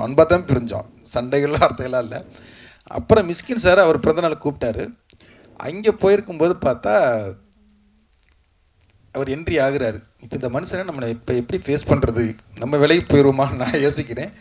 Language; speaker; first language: Tamil; native; Tamil